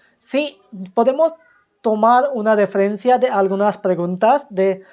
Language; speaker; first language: Spanish; non-native, fluent; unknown